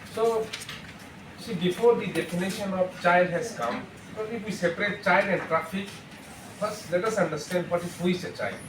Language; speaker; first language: English; non-native, local second language; Bangla